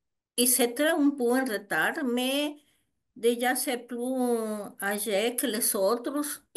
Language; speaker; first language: French; non-native, learner; Spanish